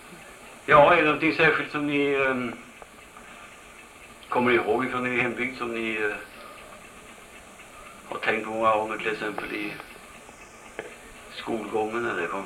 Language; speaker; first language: Swedish; native; Swedish